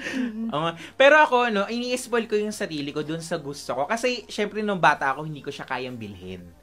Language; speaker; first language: Filipino; native; Filipino